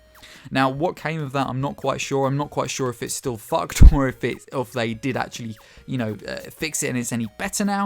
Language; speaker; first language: English; native; English